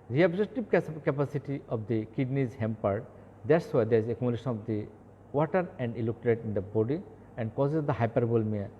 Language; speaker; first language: English; non-native, local second language; Bangla